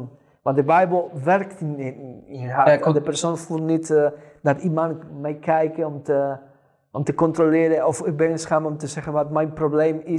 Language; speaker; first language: Dutch; non-native, fluent; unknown